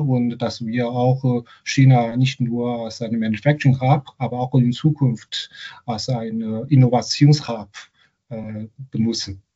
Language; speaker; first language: German; non-native, fluent; Chinese